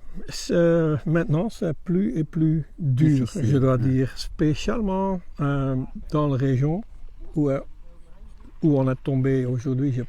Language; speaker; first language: French; non-native, learner; Dutch